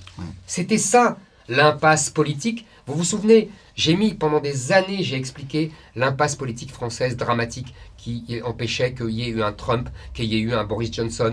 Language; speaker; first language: French; native; French